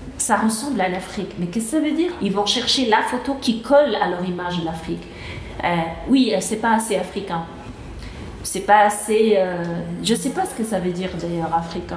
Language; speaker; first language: French; non-native, local second language; Arabic